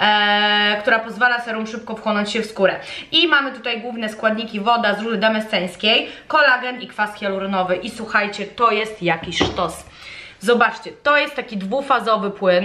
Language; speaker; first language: Polish; native; Polish